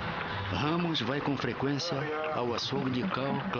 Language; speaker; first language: Portuguese; native; Portuguese